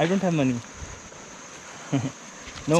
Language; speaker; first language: English; non-native, local second language; Hindi